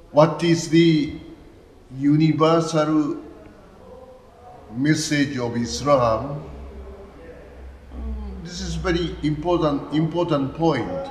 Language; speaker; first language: English; non-native, learner; Japanese